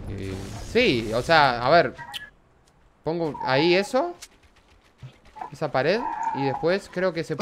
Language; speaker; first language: Spanish; native; Spanish